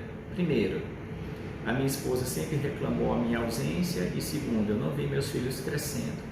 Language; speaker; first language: Portuguese; native; Portuguese